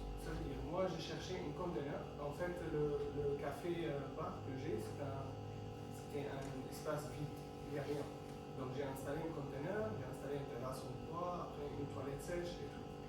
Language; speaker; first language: French; non-native, fluent; Arabic